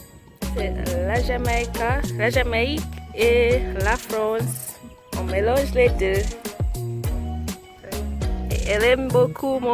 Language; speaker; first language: French; non-native, learner; English